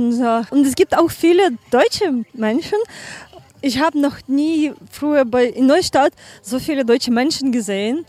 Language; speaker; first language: German; non-native, learner; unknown